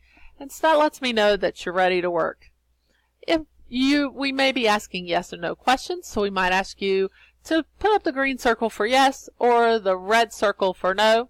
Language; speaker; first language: English; native; English